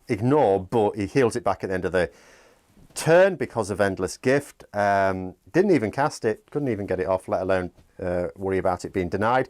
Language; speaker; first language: English; native; English